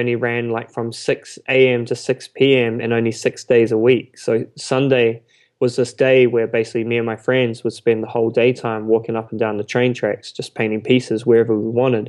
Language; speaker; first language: English; native; English